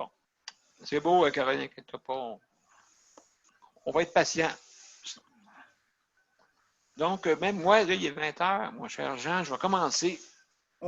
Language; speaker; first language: French; native; French